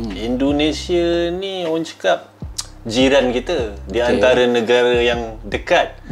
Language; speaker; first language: Malay; native; Malay